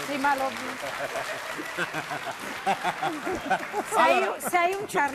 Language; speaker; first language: Italian; native; Italian